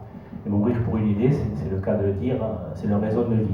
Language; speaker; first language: French; native; French